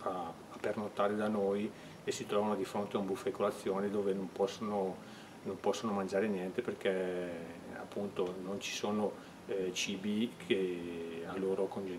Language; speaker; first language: Italian; native; Italian